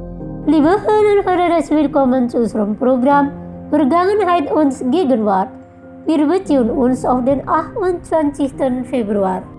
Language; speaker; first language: German; non-native, fluent; Indonesian